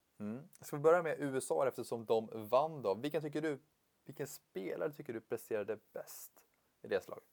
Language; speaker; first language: Swedish; native; Swedish